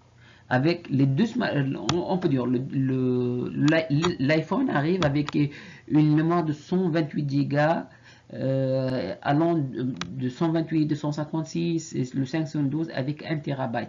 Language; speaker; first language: French; non-native, fluent; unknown